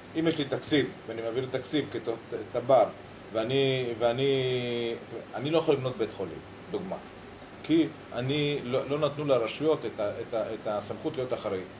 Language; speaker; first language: Hebrew; early bilingual, other home language; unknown